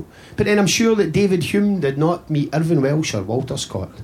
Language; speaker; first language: English; native; English